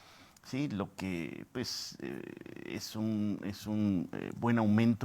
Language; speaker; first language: Spanish; native; Spanish